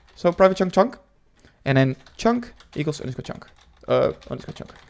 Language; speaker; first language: English; non-native, fluent; Dutch